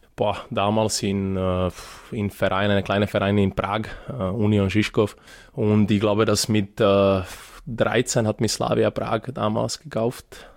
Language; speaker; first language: German; early bilingual, other home language; Serbian